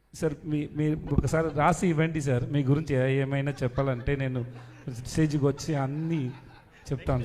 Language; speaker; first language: Telugu; non-native, learner; Tamil